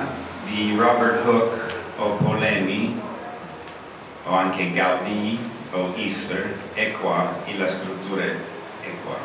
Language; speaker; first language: Italian; non-native, learner; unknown